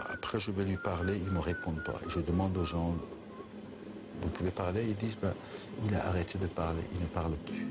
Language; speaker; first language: French; non-native, fluent; Persian